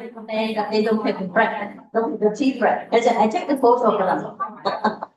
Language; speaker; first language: English; non-native, learner; Vietnamese